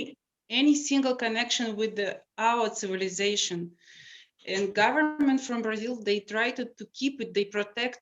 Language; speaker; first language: English; non-native, learner; Russian